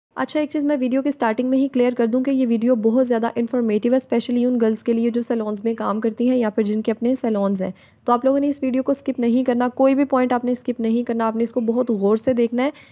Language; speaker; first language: Urdu; native; Urdu